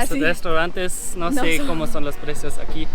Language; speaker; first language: Spanish; non-native, learner; German